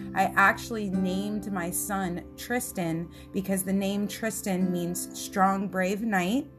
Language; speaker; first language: English; early bilingual, other home language; Italian